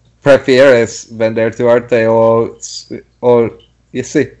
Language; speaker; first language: Spanish; non-native, learner; English